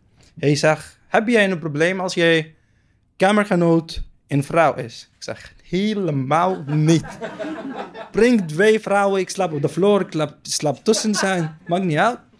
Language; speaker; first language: Dutch; non-native, learner; Arabic